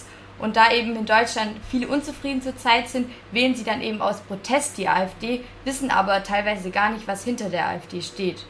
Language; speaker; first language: German; native; German